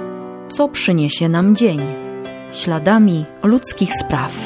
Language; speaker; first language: Polish; native; Polish